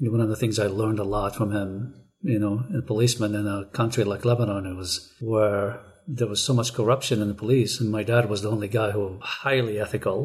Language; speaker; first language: English; non-native, fluent; Arabic